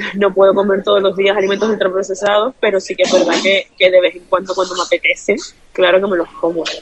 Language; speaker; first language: Spanish; native; Spanish